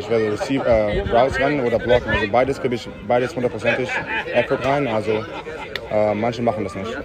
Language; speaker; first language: German; early bilingual, heritage; English